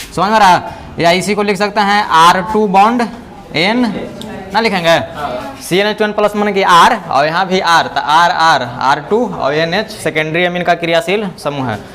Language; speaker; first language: Hindi; native; Hindi